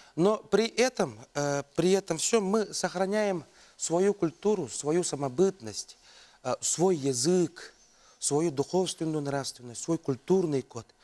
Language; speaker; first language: Russian; non-native, local second language; Yakut